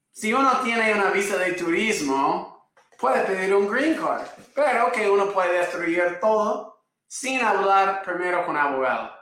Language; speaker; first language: Spanish; non-native, fluent; English